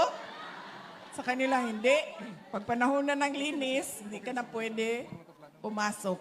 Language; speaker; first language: Filipino; non-native, local second language; Cebuano